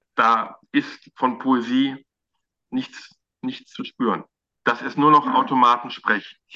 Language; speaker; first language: German; native; German